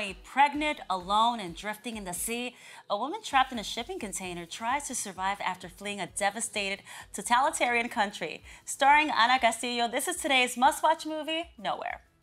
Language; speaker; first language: English; early bilingual, other home language; Spanish